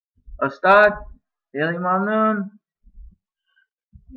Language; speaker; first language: Persian; non-native, learner; English